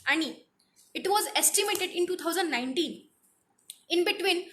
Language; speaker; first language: English; non-native, local second language; Marathi